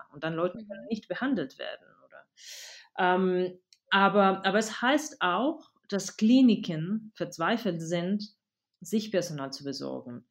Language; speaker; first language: German; non-native, fluent; Spanish